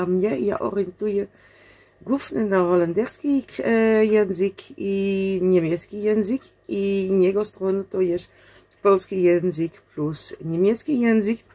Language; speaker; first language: Polish; non-native, learner; Dutch